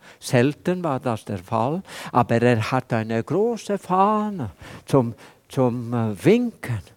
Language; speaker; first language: German; non-native, fluent; Welsh